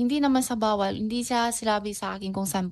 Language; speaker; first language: Filipino; non-native, learner; Chinese